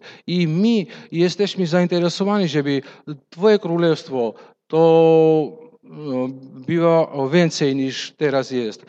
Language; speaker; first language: Polish; non-native, fluent; Russian